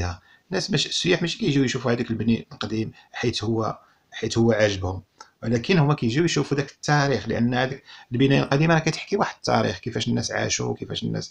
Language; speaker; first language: Arabic; native; Arabic